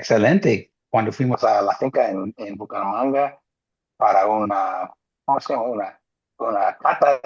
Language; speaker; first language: Spanish; non-native, fluent; English